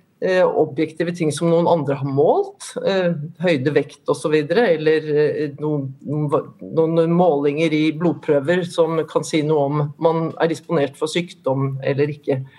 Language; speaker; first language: Norwegian; native; Norwegian